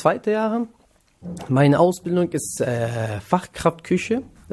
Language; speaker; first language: German; non-native, learner; Kurdish